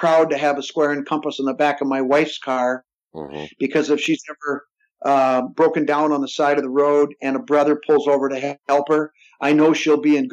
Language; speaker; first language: English; native; English